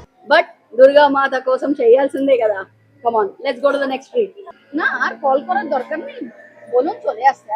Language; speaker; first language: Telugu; non-native, local second language; Bangla